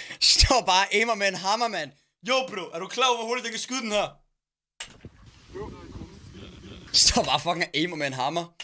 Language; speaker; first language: Danish; native; Danish